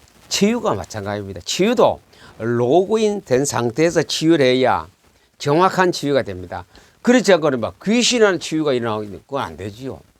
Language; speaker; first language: Korean; native; Korean